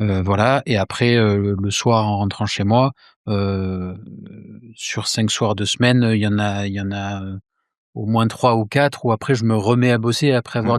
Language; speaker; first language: French; native; French